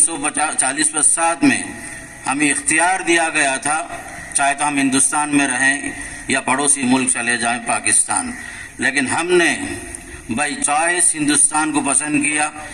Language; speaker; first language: Urdu; native; Urdu